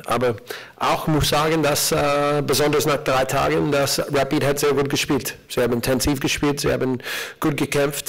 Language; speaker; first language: German; non-native, learner; English